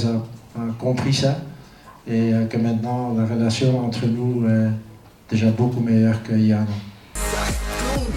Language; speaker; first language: French; non-native, fluent; Dutch